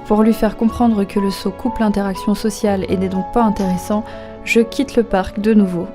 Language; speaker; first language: French; native; French